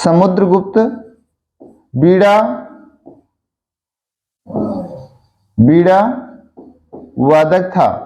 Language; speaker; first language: Hindi; native; Hindi